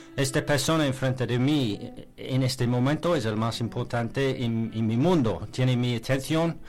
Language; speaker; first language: Spanish; non-native, learner; English